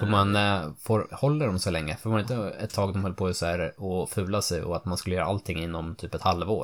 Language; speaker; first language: Swedish; native; Swedish